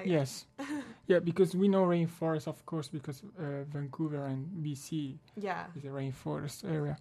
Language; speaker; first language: English; non-native, learner; Italian